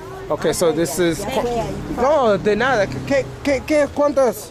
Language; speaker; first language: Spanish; non-native, learner; English